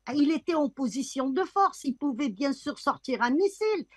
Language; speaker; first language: French; non-native, local second language; Arabic